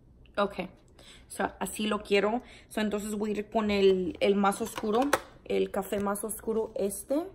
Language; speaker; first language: Spanish; early bilingual, heritage; Spanish